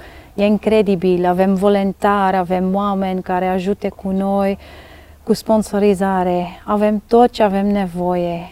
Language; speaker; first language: Romanian; non-native, learner; Dutch